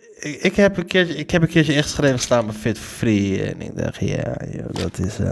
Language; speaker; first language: Dutch; early bilingual, other home language; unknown